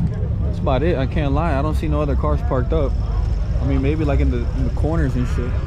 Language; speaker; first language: English; native; English